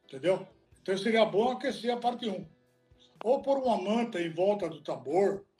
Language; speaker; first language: Portuguese; non-native, fluent; Italian